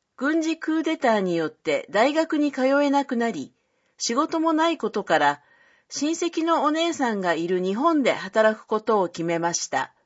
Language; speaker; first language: Japanese; native; Japanese